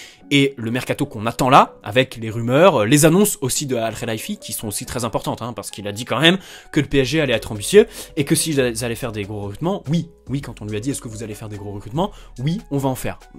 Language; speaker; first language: French; native; French